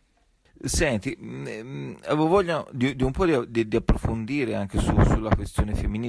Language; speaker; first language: Italian; native; Italian